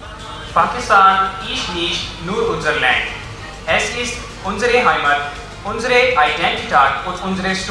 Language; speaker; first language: German; non-native, learner; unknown